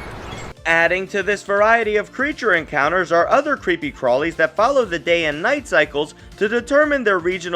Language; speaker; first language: English; native; English